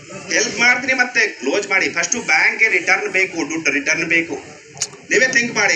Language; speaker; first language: Kannada; non-native, learner; Hindi